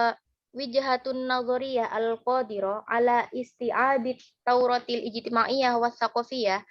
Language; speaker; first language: Arabic; non-native, learner; Indonesian